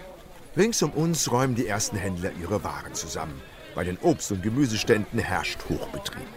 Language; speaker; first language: German; native; German